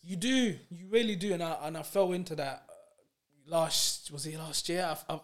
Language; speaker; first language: English; native; English